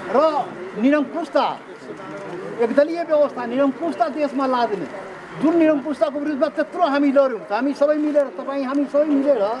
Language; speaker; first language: Nepali; non-native, local second language; Maithili